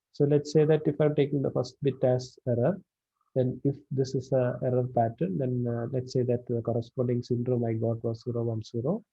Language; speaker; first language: English; non-native, local second language; Malayalam